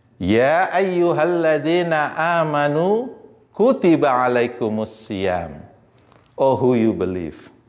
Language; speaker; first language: English; non-native, fluent; Indonesian